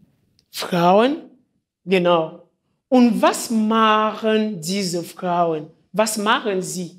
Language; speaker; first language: German; non-native, fluent; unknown